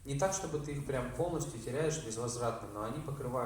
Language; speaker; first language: Russian; native; Russian